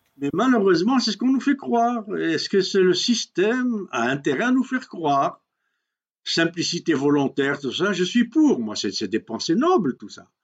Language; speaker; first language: French; non-native, local second language; Kabyle